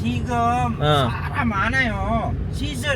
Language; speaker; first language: Korean; non-native, learner; Malay